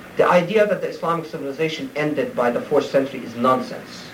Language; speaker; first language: English; non-native, fluent; Arabic